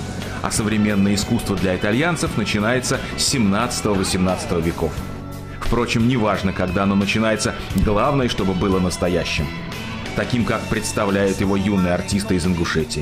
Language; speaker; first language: Russian; native; Russian